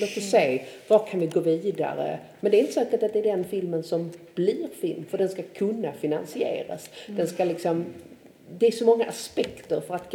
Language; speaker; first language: Swedish; native; Swedish